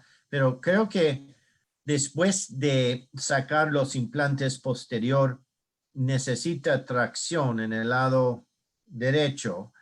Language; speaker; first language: Spanish; non-native, learner; English